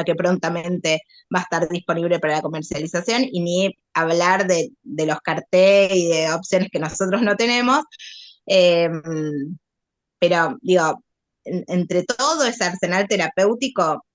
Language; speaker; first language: Spanish; native; Spanish